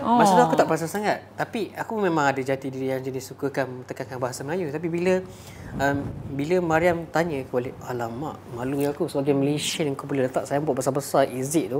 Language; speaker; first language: Malay; native; Malay